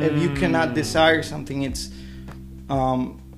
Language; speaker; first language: English; non-native, fluent; Spanish